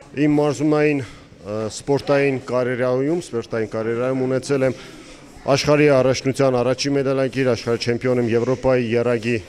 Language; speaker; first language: Armenian; native; Armenian